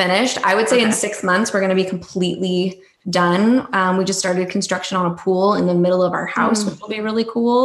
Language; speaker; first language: English; native; English